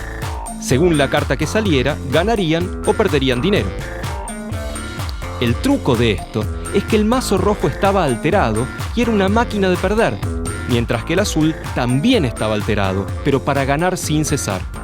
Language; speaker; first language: Spanish; native; Spanish